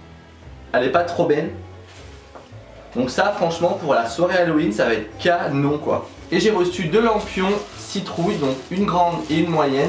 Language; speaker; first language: French; native; French